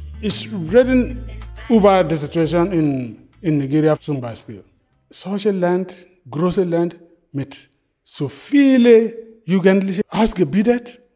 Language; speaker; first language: German; non-native, fluent; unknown